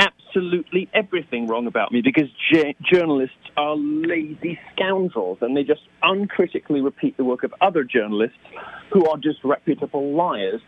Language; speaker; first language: English; native; English